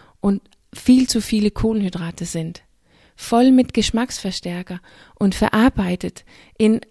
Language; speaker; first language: German; non-native, fluent; Danish